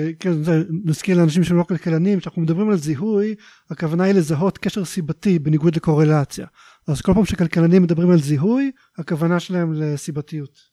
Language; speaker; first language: Hebrew; native; Hebrew